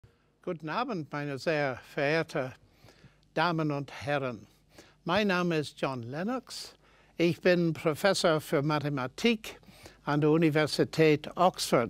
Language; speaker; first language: German; non-native, fluent; English